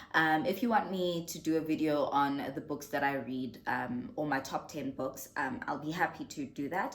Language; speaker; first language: English; non-native, local second language; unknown